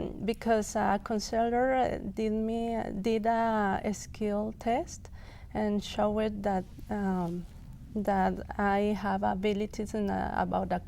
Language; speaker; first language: English; non-native, local second language; Spanish